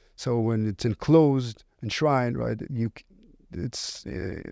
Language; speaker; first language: English; non-native, fluent; Hebrew